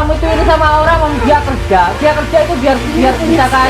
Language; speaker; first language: Indonesian; non-native, local second language; Javanese